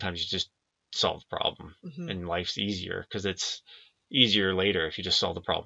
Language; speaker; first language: English; native; English